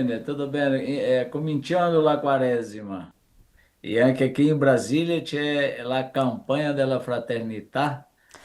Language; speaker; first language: Italian; non-native, fluent; Portuguese